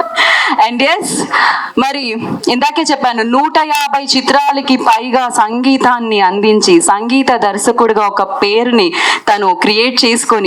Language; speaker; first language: Telugu; native; Telugu